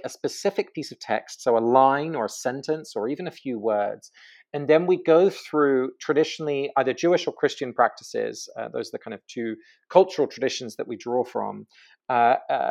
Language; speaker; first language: English; native; English